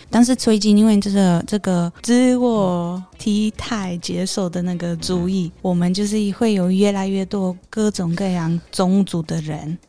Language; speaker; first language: Chinese; non-native, fluent; Polish